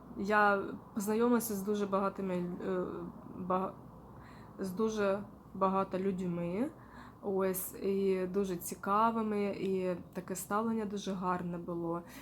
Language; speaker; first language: Ukrainian; non-native, local second language; Russian